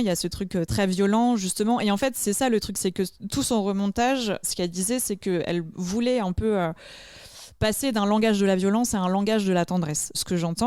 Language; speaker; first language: French; native; French